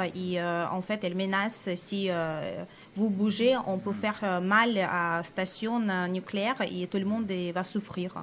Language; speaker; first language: French; non-native, fluent; Russian